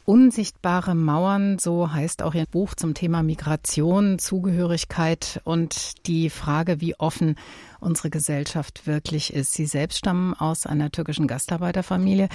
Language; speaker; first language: German; native; German